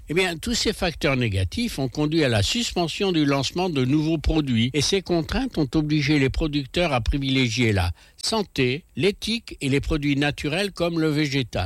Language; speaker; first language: French; native; French